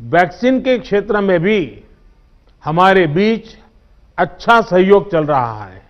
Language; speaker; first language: Hindi; non-native, local second language; Gujarati